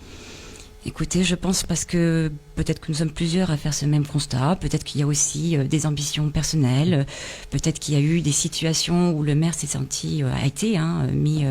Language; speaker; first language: French; native; French